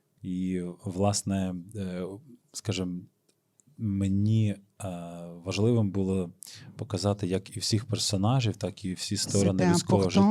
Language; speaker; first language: Ukrainian; native; Ukrainian